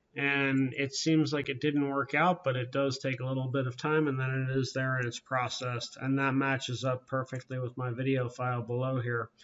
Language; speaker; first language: English; native; English